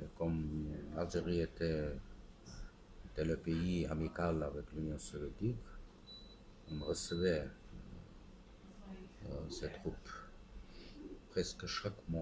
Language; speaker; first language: French; non-native, fluent; Armenian